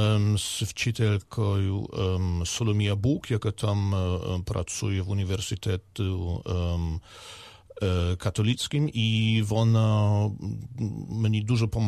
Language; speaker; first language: Ukrainian; non-native, learner; German